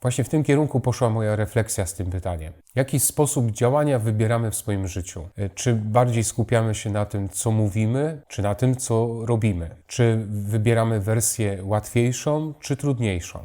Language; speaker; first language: Polish; native; Polish